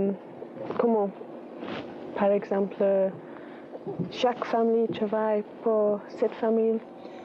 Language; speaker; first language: French; non-native, learner; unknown